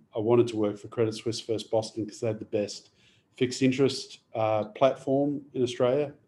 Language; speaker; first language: English; native; English